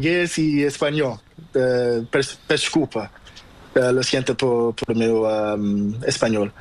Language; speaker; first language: Spanish; non-native, learner; Portuguese